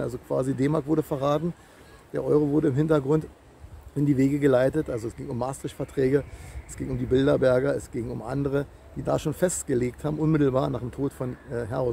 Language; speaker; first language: German; native; German